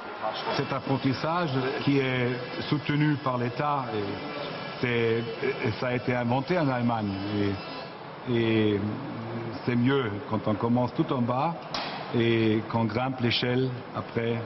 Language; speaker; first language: French; non-native, fluent; German